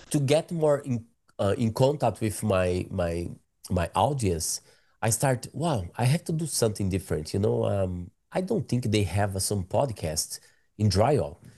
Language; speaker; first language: English; non-native, learner; Portuguese